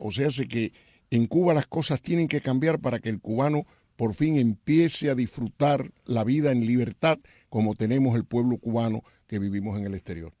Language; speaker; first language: Spanish; native; Spanish